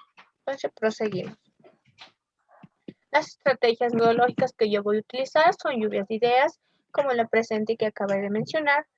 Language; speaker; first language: Spanish; native; Spanish